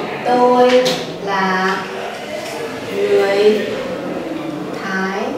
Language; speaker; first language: Vietnamese; non-native, learner; Thai